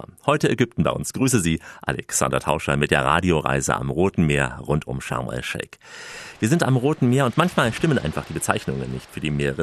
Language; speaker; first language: German; native; German